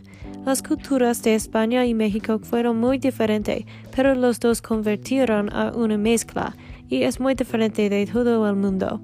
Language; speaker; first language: Spanish; non-native, learner; English